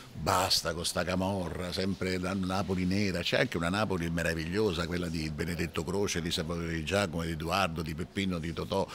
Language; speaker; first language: Italian; native; Italian